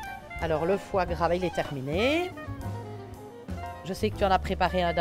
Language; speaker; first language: French; native; French